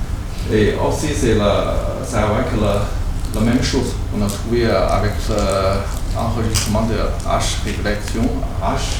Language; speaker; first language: French; non-native, learner; Chinese